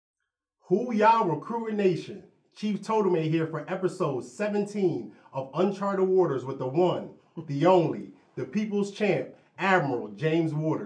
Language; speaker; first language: English; native; English